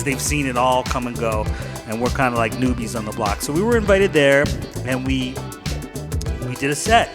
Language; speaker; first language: English; native; English